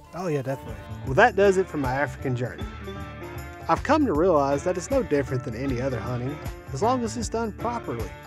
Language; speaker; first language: English; native; English